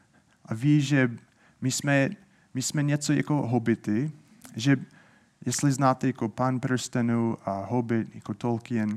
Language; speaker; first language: Czech; non-native, fluent; English